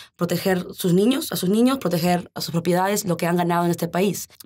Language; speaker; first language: Spanish; early bilingual, heritage; Spanish